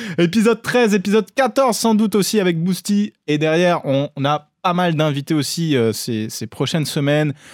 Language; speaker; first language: French; native; French